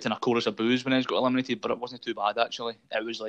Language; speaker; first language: English; native; English